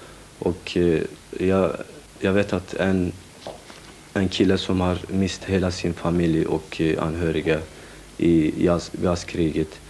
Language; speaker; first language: Swedish; non-native, fluent; Kurdish